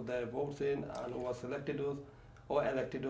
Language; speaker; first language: English; native; English